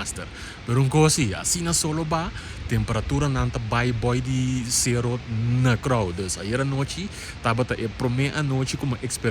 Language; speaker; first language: Spanish; non-native, learner; Papiamento